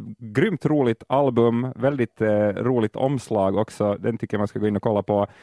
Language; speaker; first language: Swedish; native; Swedish